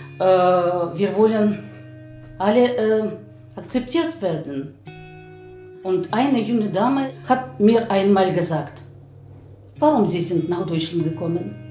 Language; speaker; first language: German; non-native, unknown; Russian